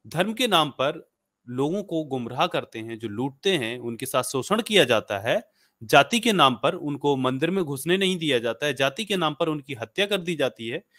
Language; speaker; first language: Hindi; native; Hindi